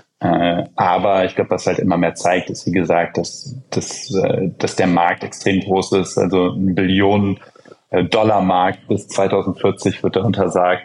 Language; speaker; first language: German; native; German